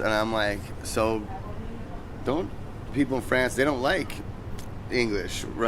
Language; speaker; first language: English; native; English